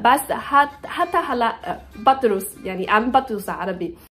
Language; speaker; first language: Arabic; non-native, fluent; Chinese